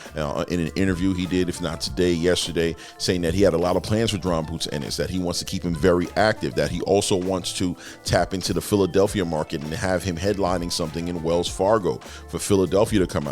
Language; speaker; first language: English; native; English